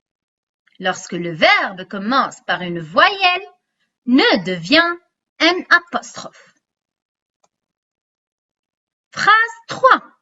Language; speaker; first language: French; non-native, local second language; Arabic